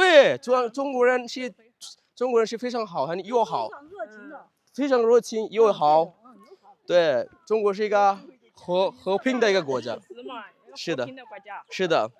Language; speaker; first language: Chinese; non-native, fluent; Bangla